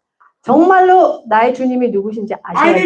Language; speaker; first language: Korean; native; Korean